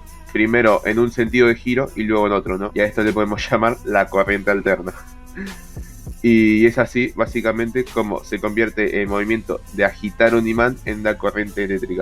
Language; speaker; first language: Spanish; native; Spanish